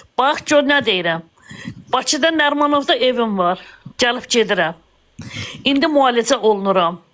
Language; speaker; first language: Azerbaijani; non-native, local second language; Russian